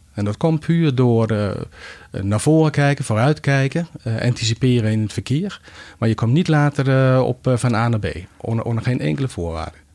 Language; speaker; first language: Dutch; non-native, fluent; Danish